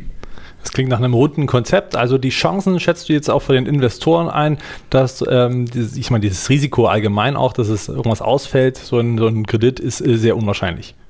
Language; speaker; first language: German; native; German